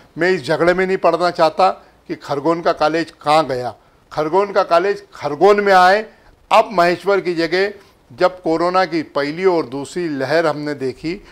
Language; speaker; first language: Hindi; native; Hindi